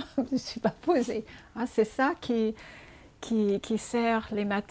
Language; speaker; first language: French; non-native, fluent; English